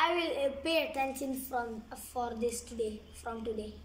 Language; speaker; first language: English; non-native, learner; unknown